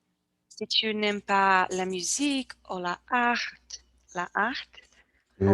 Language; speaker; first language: French; non-native, learner; Portuguese